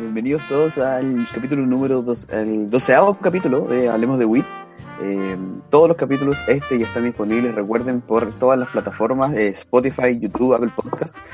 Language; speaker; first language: Spanish; native; Spanish